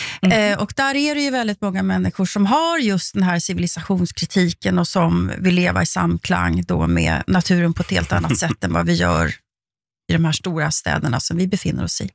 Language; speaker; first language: Swedish; native; Swedish